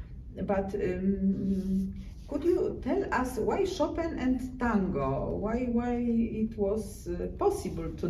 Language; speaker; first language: English; non-native, learner; Polish